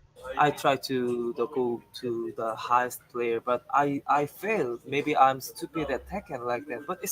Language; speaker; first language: English; non-native, learner; Korean